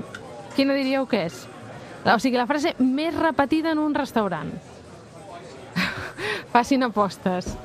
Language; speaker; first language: Catalan; native; Catalan